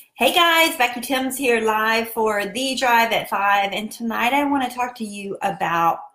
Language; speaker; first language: English; native; English